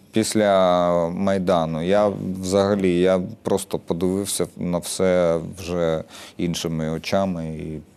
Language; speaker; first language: Ukrainian; non-native, local second language; Russian